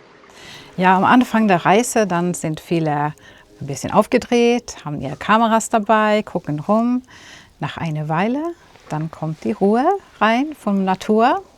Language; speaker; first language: German; non-native, fluent; Swedish